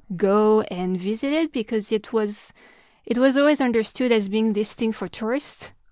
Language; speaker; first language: English; non-native, fluent; French